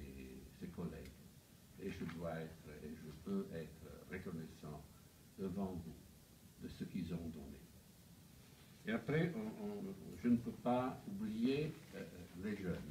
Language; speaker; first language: French; non-native, fluent; Italian